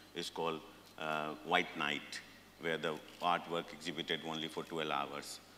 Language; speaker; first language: English; non-native, local second language; Hindi